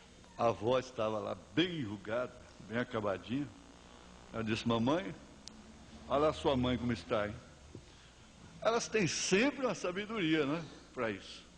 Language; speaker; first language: Portuguese; native; Portuguese